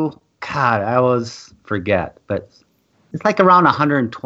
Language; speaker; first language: English; native; English